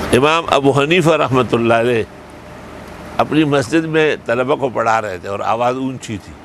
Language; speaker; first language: Urdu; non-native, local second language; Pashto